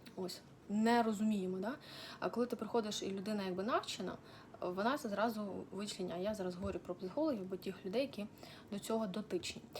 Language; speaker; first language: Ukrainian; non-native, local second language; Russian